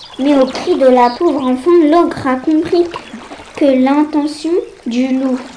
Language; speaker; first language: French; native; French